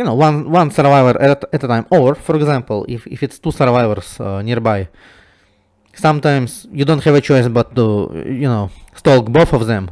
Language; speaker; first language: English; non-native, fluent; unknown